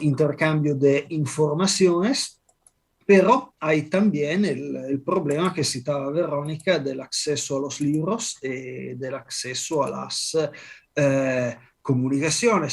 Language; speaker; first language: Spanish; non-native, fluent; Italian